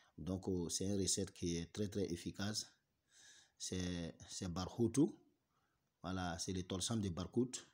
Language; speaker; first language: French; non-native, local second language; Bambara